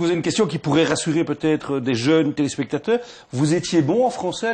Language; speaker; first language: French; native; French